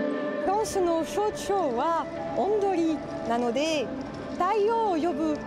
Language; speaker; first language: Japanese; non-native, fluent; French